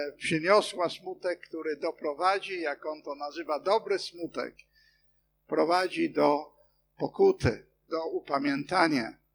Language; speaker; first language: Polish; non-native, fluent; English